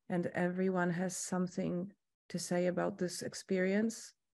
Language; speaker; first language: English; non-native, fluent; Polish